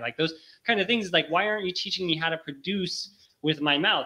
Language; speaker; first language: English; native; English